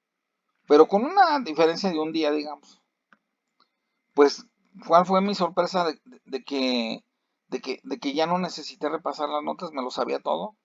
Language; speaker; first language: Spanish; native; Spanish